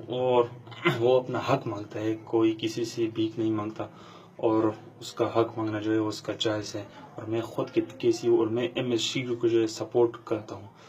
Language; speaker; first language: Urdu; non-native, local second language; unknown